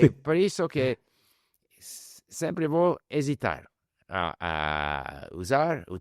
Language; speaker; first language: Portuguese; non-native, learner; English